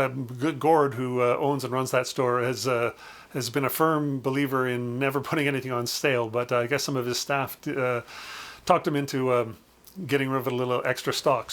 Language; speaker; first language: English; native; English